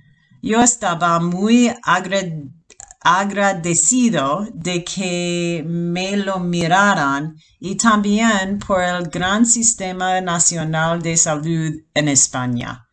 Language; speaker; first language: Spanish; non-native, fluent; English